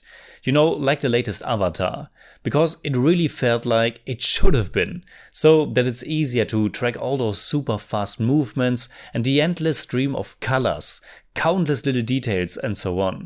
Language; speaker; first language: English; non-native, fluent; German